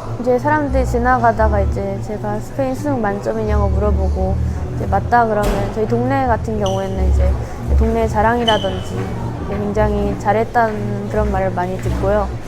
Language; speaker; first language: Korean; early bilingual, heritage; Korean